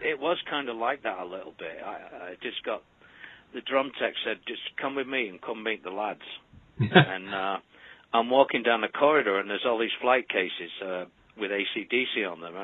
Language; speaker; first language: English; native; English